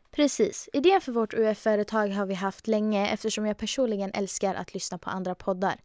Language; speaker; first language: Swedish; early bilingual, other home language; Persian